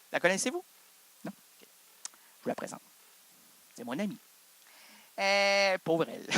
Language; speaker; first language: French; native; French